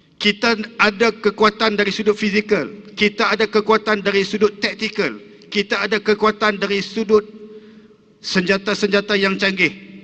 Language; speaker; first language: Malay; native; Malay